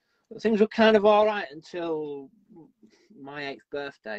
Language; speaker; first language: English; native; English